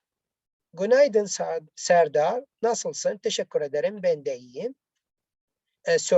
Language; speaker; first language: Turkish; non-native, learner; Arabic